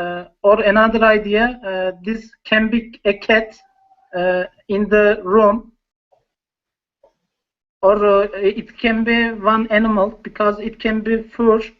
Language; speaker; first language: English; non-native, learner; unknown